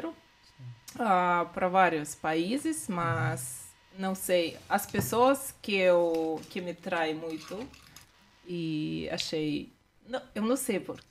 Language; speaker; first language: Portuguese; non-native, learner; Russian